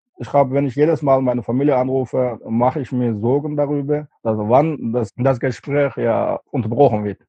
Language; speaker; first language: German; non-native, fluent; Uyghur